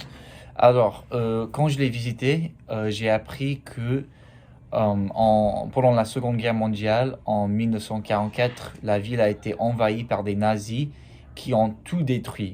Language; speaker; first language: French; non-native, fluent; English